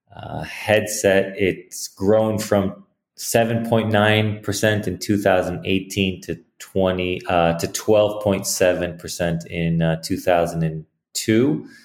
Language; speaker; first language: English; early bilingual, other home language; Hebrew